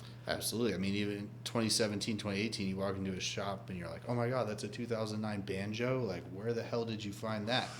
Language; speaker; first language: English; native; English